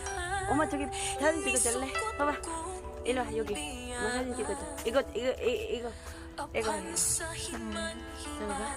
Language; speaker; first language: Korean; non-native, learner; Filipino